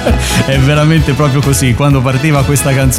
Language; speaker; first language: Italian; native; Italian